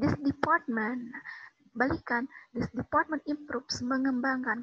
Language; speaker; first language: English; non-native, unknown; Indonesian